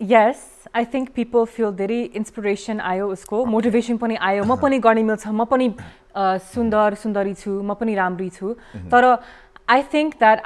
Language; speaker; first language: Nepali; early bilingual, heritage; English